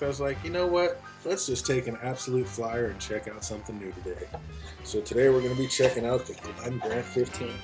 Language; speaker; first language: English; native; English